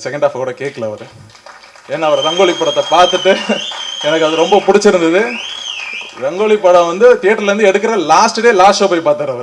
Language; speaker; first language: Tamil; native; Tamil